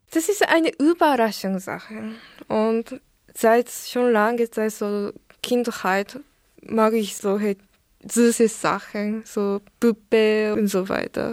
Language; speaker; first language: German; non-native, learner; Japanese